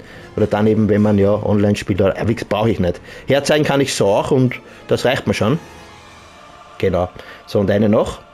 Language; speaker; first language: German; native; German